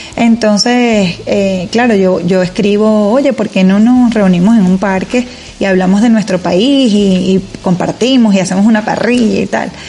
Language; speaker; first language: Spanish; native; Spanish